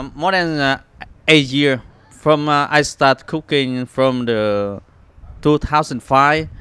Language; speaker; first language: English; non-native, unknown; Vietnamese